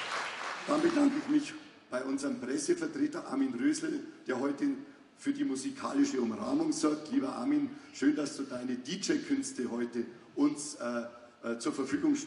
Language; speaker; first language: German; native; German